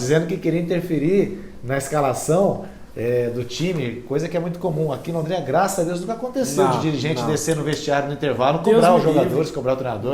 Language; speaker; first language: Portuguese; native; Portuguese